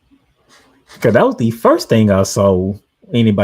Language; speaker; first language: English; native; English